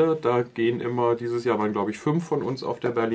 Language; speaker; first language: German; native; German